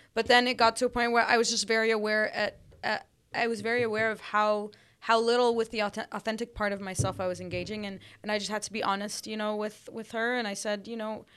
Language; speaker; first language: English; early bilingual, other home language; Arabic